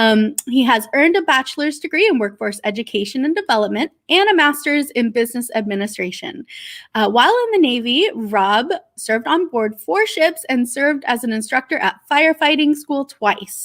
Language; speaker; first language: English; native; English